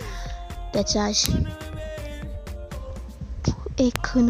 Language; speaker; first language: French; non-native, learner; Haitian Creole